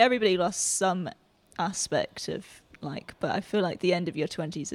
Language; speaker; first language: English; native; English